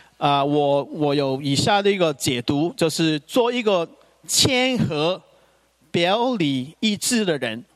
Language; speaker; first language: Chinese; non-native, local second language; Cantonese